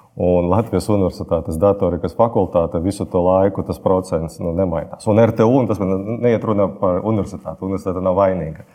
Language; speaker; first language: Latvian; non-native, local second language; Russian